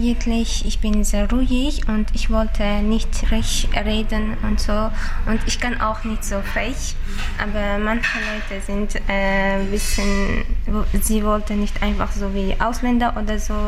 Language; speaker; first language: German; non-native, learner; Uzbek